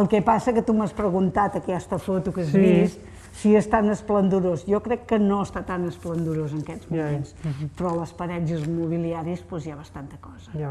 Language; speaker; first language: Catalan; native; Catalan